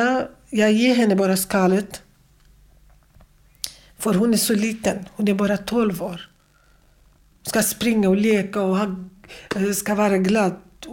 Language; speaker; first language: Swedish; non-native, fluent; Kurdish